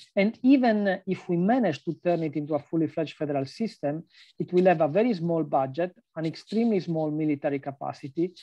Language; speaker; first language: English; non-native, fluent; Italian